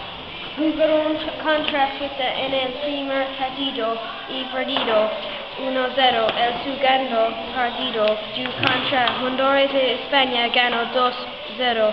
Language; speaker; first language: Spanish; non-native, learner; English